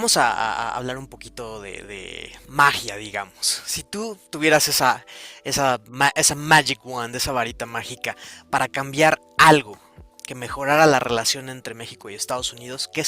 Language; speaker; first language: Spanish; native; Spanish